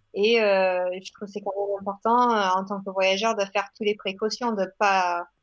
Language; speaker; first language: French; non-native, fluent; English